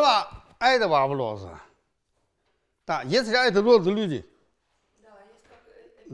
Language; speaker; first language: Russian; non-native, learner; Chinese